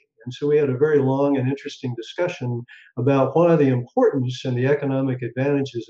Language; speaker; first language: English; native; English